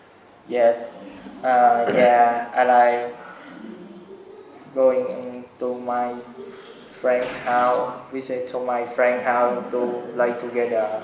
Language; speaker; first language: English; non-native, learner; Vietnamese